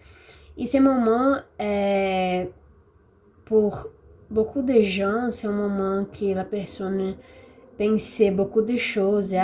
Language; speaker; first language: French; non-native, learner; Portuguese